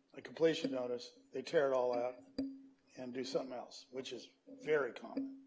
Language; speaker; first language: English; native; English